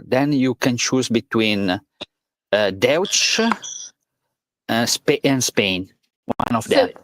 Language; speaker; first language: English; non-native, learner; Italian